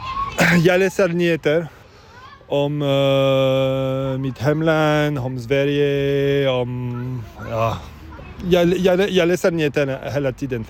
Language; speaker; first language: Swedish; non-native, learner; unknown